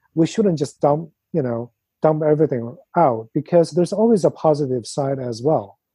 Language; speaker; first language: English; non-native, fluent; Chinese